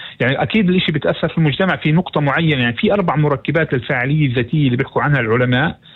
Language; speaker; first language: Arabic; native; Arabic